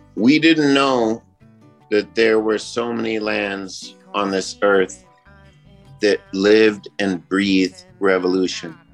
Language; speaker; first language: English; native; English